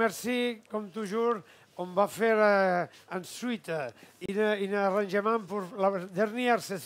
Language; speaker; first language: French; non-native, fluent; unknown